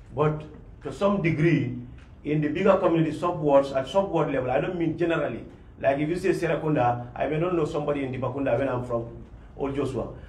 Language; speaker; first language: English; non-native, local second language; Mandingo